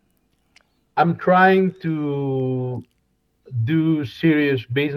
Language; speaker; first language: English; non-native, fluent; Greek